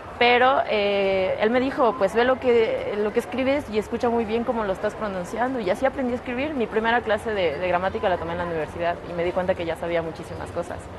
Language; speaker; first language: Spanish; non-native, local second language; Yucateco